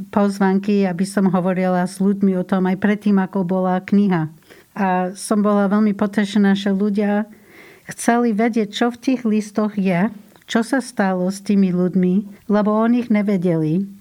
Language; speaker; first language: Slovak; non-native, learner; English